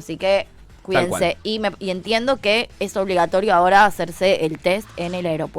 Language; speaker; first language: Spanish; native; Spanish